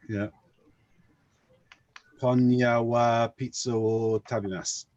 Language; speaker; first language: Japanese; non-native, learner; English